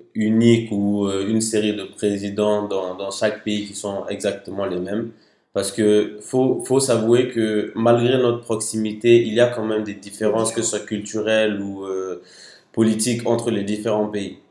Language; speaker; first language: French; non-native, local second language; Bambara